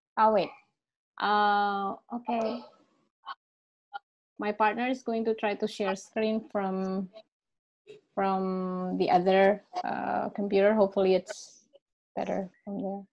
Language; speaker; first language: English; non-native, fluent; Indonesian